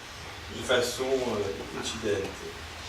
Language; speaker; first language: French; native; French